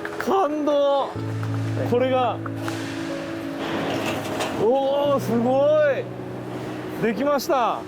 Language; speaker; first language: Japanese; native; Japanese